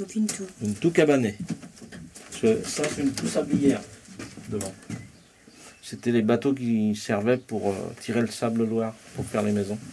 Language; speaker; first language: French; native; French